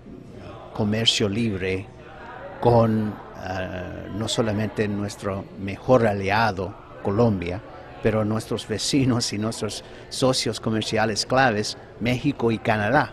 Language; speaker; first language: Spanish; non-native, fluent; English